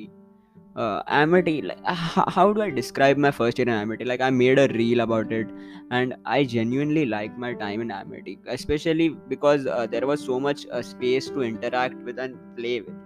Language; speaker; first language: English; non-native, local second language; Hindi